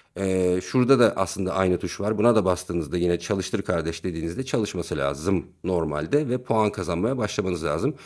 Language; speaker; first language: Turkish; native; Turkish